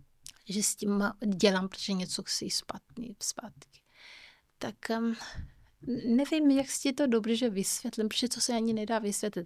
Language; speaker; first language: Czech; non-native, fluent; Kabuverdianu